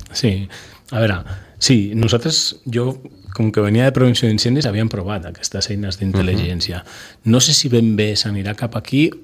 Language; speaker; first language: Catalan; non-native, local second language; Spanish